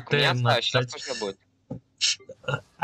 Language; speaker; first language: Russian; native; Russian